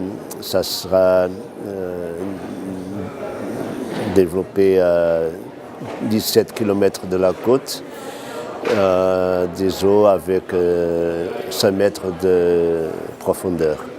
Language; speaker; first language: French; non-native, fluent; Portuguese